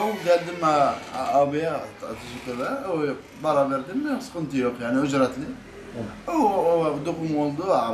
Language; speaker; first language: Turkish; non-native, learner; Arabic